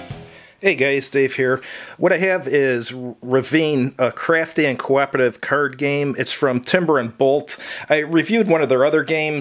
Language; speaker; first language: English; native; English